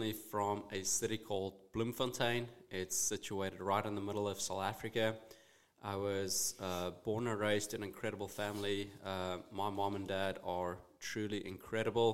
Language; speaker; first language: English; non-native, local second language; Afrikaans